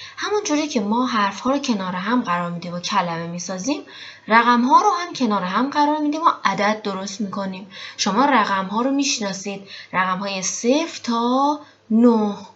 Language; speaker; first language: Persian; native; Persian